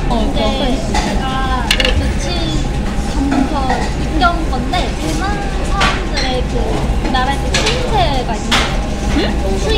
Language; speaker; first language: Chinese; non-native, learner; Japanese